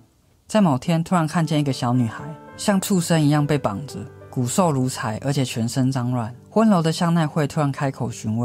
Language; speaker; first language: Chinese; native; Chinese